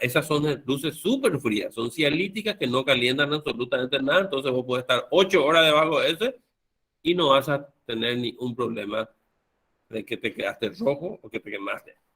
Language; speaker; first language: Spanish; native; Spanish